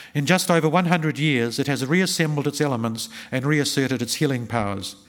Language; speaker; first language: English; native; English